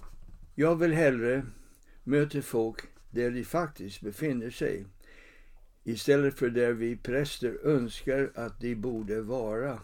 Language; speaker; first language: Swedish; non-native, fluent; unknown